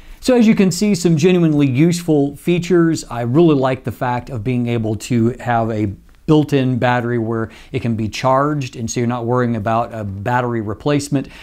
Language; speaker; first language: English; native; English